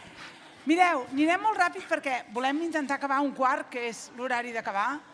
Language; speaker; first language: Catalan; native; Catalan